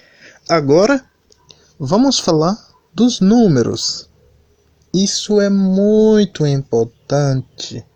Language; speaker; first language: Portuguese; non-native, fluent; Haitian Creole